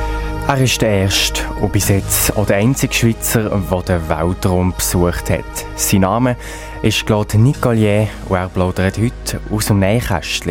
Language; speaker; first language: German; native; German